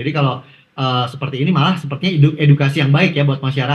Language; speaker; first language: Indonesian; native; Indonesian